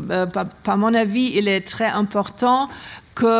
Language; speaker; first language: French; non-native, learner; German